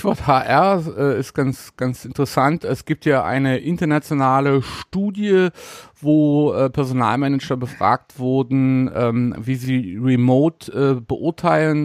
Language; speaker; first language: German; native; German